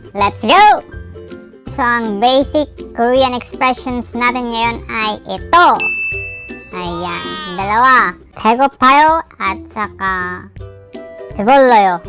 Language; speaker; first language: Filipino; non-native, local second language; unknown